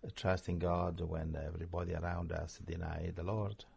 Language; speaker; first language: English; non-native, fluent; Italian